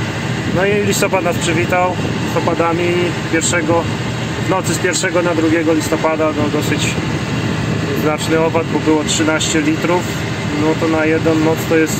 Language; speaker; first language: Polish; native; Polish